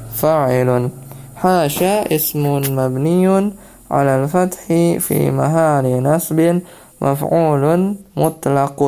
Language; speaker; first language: Arabic; non-native, fluent; Indonesian